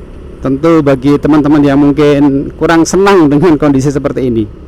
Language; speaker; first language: Indonesian; non-native, local second language; Javanese